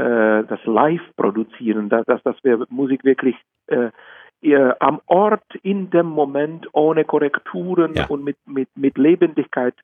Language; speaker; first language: German; non-native, fluent; Czech